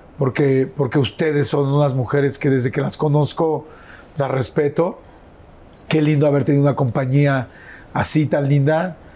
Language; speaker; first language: Spanish; native; Spanish